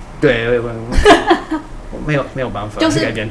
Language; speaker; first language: Chinese; non-native, learner; English